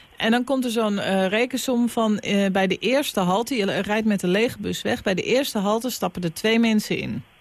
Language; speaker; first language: Dutch; native; Dutch